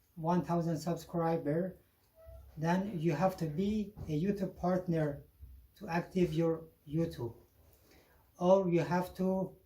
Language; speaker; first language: English; non-native, learner; Persian